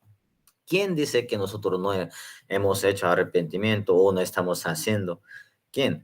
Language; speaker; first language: Spanish; non-native, learner; Korean